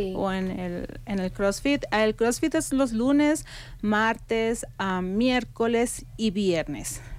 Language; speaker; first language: Spanish; native; Spanish